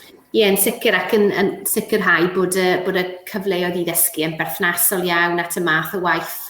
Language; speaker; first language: Welsh; native; Welsh